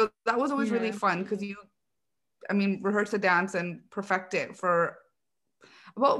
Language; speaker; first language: English; native; English